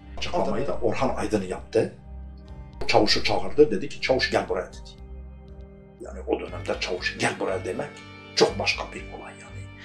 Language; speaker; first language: Turkish; non-native, local second language; Kurdish